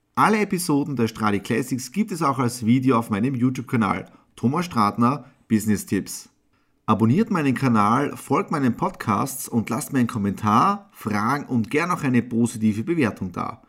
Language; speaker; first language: German; native; German